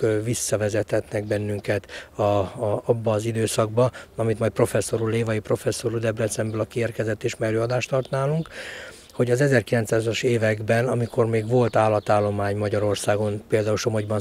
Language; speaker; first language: Hungarian; native; Hungarian